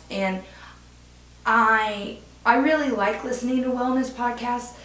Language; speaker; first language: English; native; English